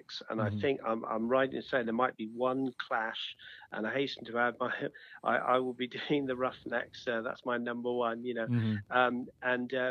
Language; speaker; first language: English; native; English